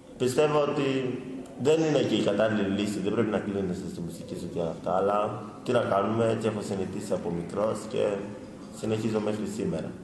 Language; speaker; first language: Greek; early bilingual, other home language; Swahili